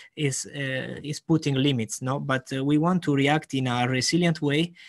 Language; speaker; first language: English; non-native, fluent; Italian